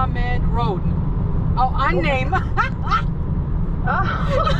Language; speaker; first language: German; non-native, fluent; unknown